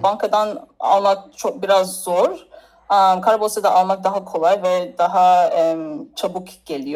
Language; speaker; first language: Turkish; early bilingual, other home language; English